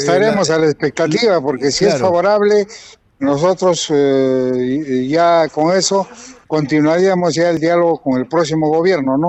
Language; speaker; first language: Spanish; native; Spanish